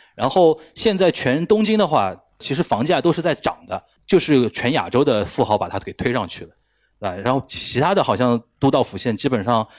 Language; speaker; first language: Chinese; native; Chinese